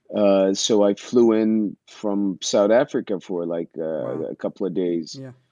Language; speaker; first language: English; early bilingual, other home language; Russian